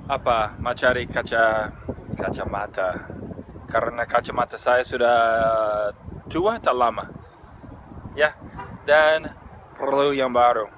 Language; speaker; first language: Indonesian; non-native, fluent; English